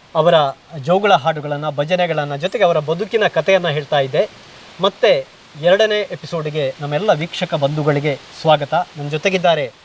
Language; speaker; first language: Kannada; native; Kannada